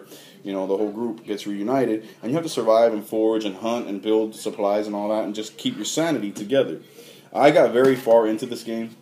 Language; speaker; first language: English; native; English